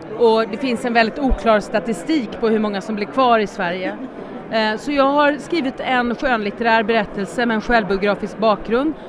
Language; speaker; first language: Swedish; native; Swedish